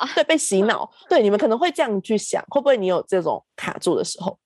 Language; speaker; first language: Chinese; native; Chinese